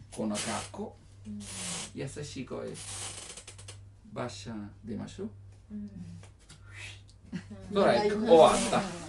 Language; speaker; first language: Japanese; non-native, learner; Italian